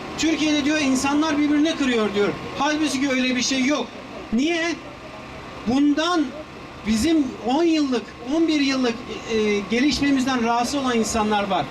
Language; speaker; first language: Turkish; native; Turkish